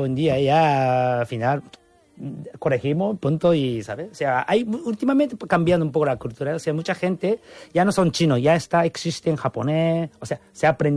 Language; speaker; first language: Spanish; non-native, learner; Japanese